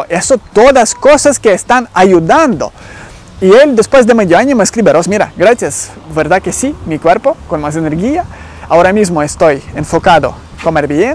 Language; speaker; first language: Spanish; non-native, learner; Ukrainian